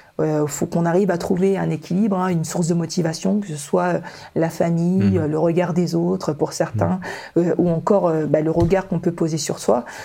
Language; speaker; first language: French; early bilingual, other home language; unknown